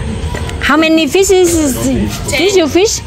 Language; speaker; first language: English; non-native, learner; Vietnamese